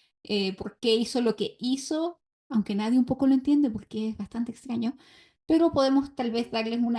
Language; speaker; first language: Spanish; native; Spanish